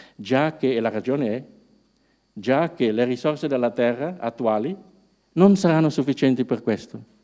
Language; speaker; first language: Italian; non-native, fluent; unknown